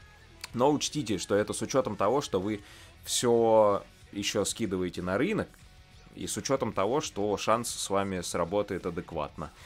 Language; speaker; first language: Russian; native; Russian